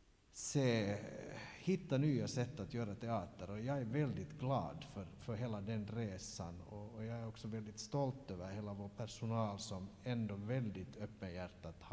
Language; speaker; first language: Swedish; native; Swedish